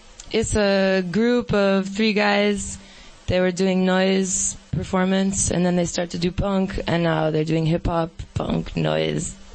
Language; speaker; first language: English; native; English